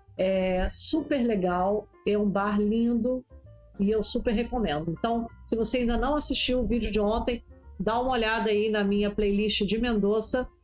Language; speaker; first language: Portuguese; native; Portuguese